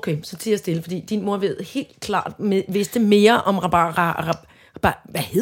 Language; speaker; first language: Danish; native; Danish